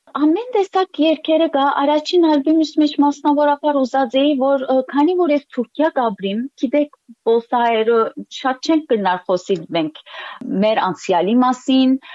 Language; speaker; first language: Armenian; early bilingual, heritage; Armenian